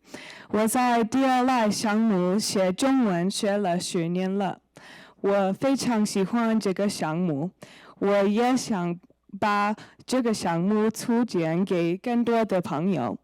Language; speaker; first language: Chinese; non-native, learner; English